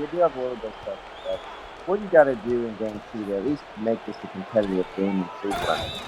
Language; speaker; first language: English; native; English